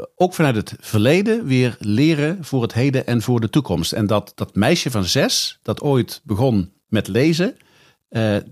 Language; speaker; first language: Dutch; native; Dutch